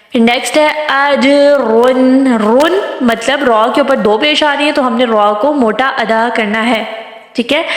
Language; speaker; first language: Urdu; non-native, local second language; Punjabi